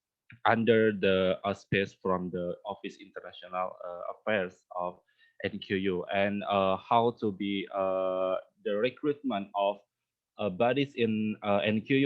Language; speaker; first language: English; non-native, learner; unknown